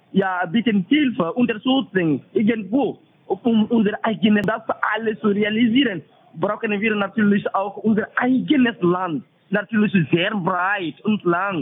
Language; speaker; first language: German; non-native, fluent; French